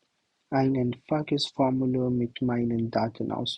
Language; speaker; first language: German; non-native, learner; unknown